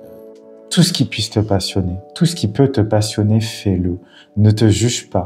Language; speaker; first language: French; native; French